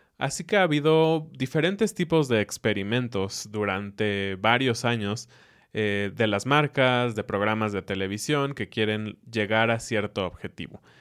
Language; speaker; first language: Spanish; native; Spanish